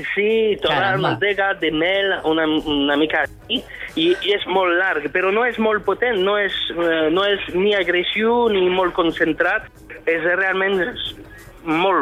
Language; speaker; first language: Catalan; non-native, fluent; French